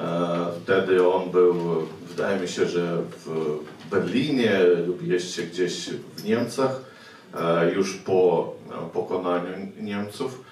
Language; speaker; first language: Polish; non-native, fluent; Ukrainian